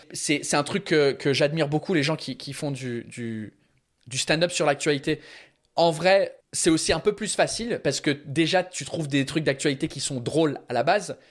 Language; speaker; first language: French; early bilingual, other home language; English